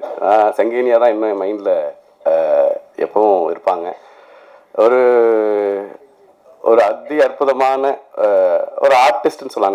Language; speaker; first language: Tamil; native; Tamil